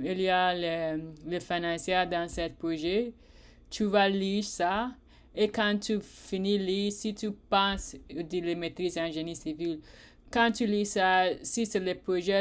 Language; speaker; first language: French; non-native, learner; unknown